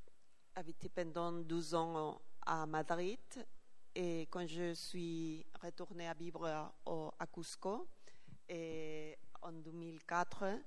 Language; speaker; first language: French; non-native, learner; Spanish